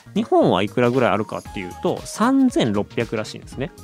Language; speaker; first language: Japanese; native; Japanese